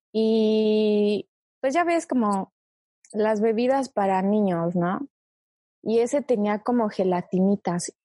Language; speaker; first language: Spanish; early bilingual, other home language; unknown